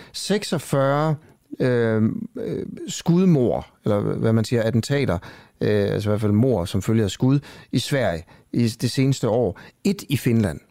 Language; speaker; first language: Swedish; non-native, learner; Danish